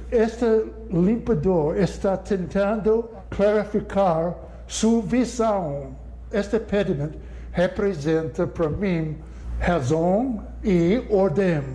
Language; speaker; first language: Portuguese; non-native, learner; English